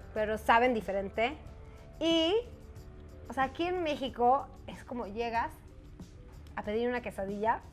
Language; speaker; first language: Spanish; non-native, fluent; Swedish